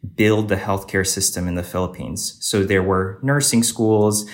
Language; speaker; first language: English; native; English